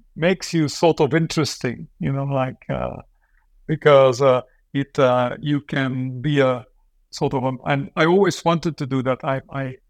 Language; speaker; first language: English; non-native, fluent; Dutch